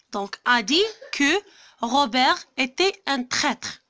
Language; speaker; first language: French; non-native, local second language; Arabic